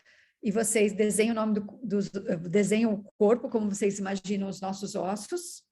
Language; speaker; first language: Portuguese; native; Portuguese